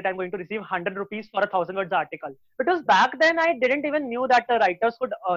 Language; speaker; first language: English; non-native, local second language; Hindi